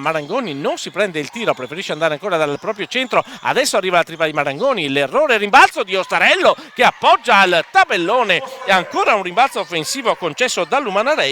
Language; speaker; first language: Italian; native; Italian